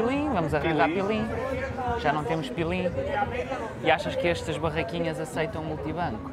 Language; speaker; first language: Portuguese; native; Portuguese